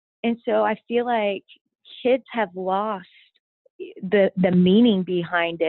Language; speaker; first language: English; native; English